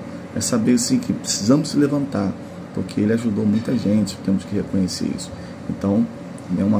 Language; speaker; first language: Portuguese; native; Portuguese